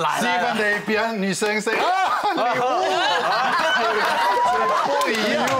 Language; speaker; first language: Chinese; non-native, fluent; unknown